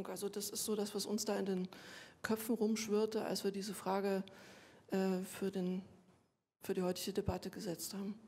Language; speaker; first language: German; native; German